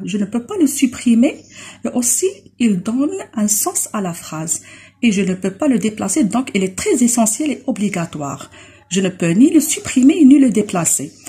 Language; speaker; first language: French; non-native, local second language; Arabic